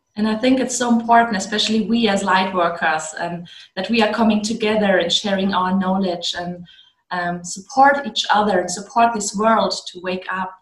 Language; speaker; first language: English; non-native, fluent; German